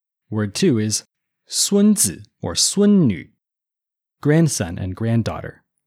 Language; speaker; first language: English; native; English